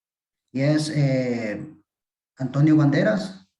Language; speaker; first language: English; non-native, learner; Spanish